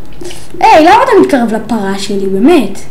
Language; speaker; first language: Hebrew; native; Hebrew